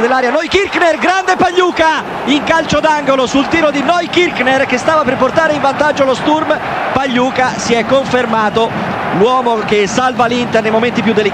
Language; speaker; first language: Italian; native; Italian